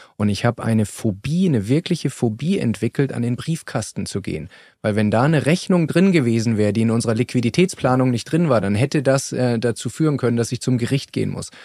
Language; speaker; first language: German; native; German